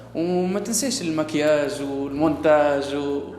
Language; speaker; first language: Arabic; native; Arabic